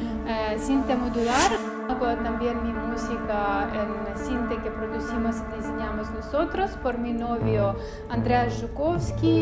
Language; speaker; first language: Spanish; non-native, fluent; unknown